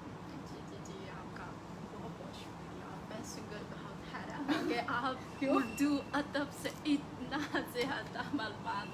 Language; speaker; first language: Hindi; non-native, fluent; Chinese